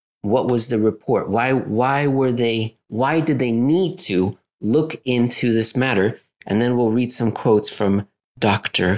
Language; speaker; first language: English; native; English